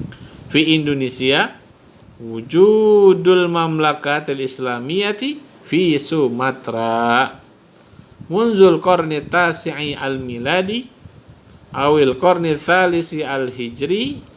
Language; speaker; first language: Arabic; non-native, fluent; Indonesian